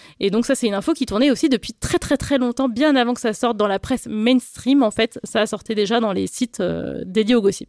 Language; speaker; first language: French; native; French